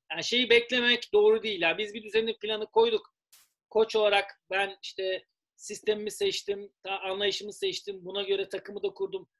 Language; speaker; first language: Turkish; native; Turkish